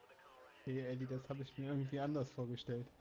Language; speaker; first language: German; native; German